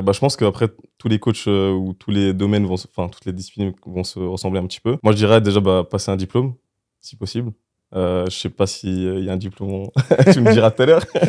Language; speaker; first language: French; native; French